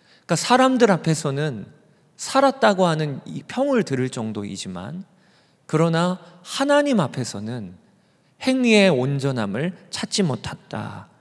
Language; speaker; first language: Korean; native; Korean